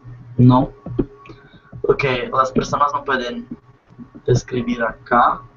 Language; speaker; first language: Spanish; non-native, learner; Portuguese